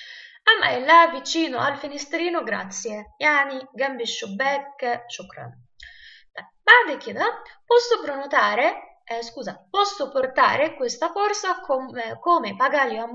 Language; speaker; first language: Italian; non-native, fluent; Arabic